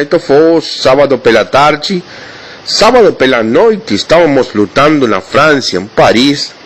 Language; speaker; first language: Portuguese; non-native, learner; Spanish